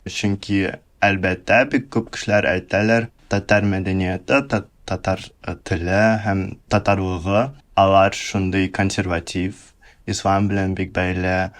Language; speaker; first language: Tatar; early bilingual, heritage; Russian